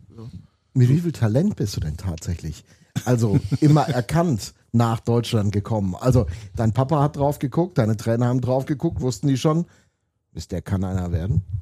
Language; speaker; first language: German; native; German